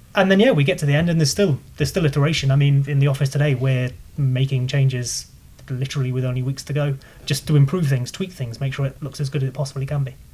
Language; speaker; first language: English; native; English